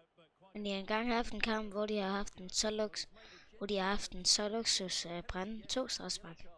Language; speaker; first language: Danish; native; Danish